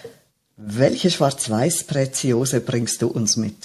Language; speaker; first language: German; native; German